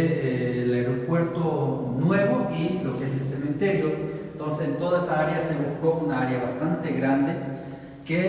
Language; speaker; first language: Spanish; native; Spanish